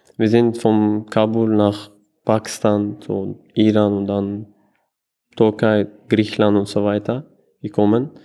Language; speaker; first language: German; non-native, learner; Persian